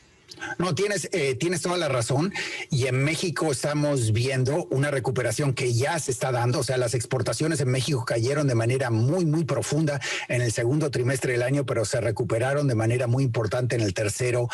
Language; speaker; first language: Spanish; native; Spanish